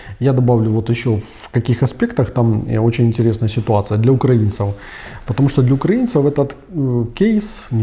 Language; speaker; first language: Russian; native; Russian